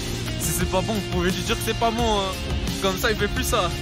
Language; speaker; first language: French; native; French